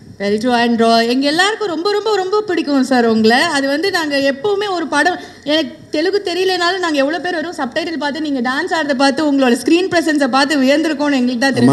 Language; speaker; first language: Tamil; native; Tamil